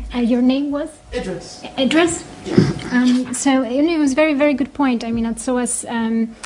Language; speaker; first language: English; non-native, fluent; Greek